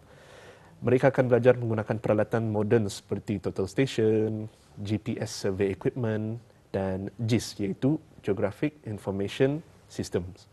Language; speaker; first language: Malay; native; Malay